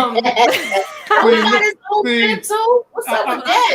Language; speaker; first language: English; native; English